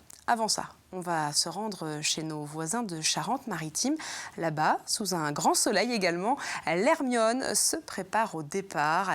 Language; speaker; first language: French; native; French